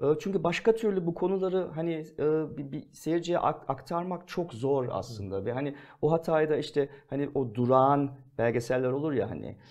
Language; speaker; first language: Turkish; early bilingual, heritage; Turkish